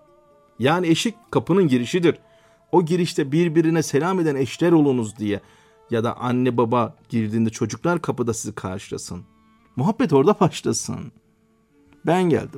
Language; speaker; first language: Turkish; native; Turkish